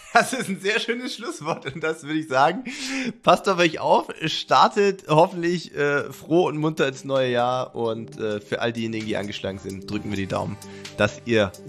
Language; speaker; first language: German; native; German